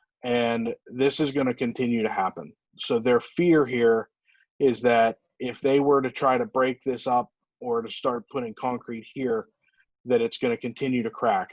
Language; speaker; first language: English; native; English